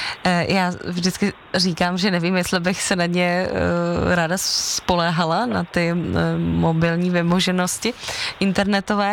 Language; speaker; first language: Czech; native; Czech